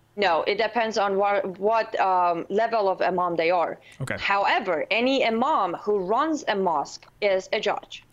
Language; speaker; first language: English; non-native, fluent; Persian